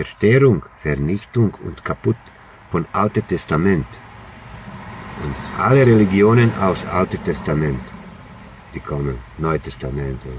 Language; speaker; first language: German; non-native, learner; Croatian